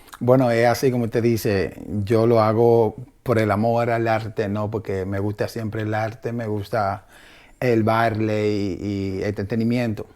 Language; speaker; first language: Spanish; native; Spanish